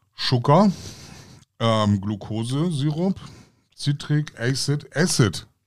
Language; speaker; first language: German; native; German